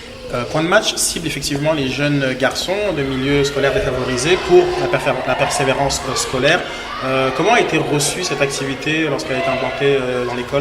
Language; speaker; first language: French; native; French